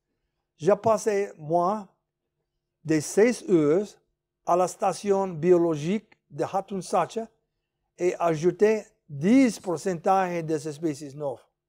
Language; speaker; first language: French; non-native, learner; English